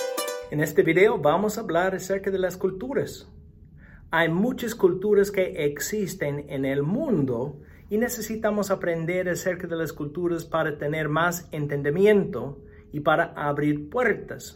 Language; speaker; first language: Spanish; non-native, fluent; English